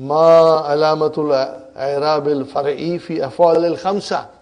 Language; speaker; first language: Arabic; non-native, fluent; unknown